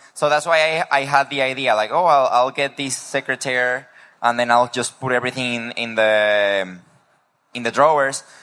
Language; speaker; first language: English; non-native, fluent; Spanish